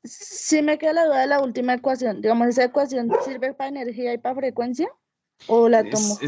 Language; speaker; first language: Spanish; native; Spanish